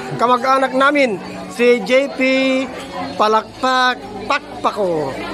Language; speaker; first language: Filipino; native; Filipino